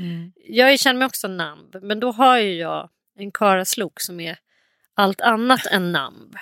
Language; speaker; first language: Swedish; native; Swedish